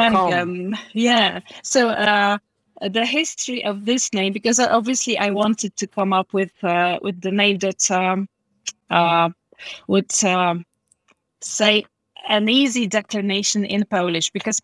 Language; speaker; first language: English; non-native, fluent; Polish